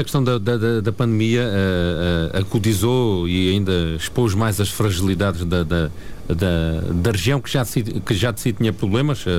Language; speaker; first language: Portuguese; native; Portuguese